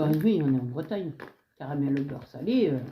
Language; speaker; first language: French; native; French